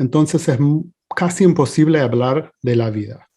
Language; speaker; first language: Spanish; non-native, fluent; English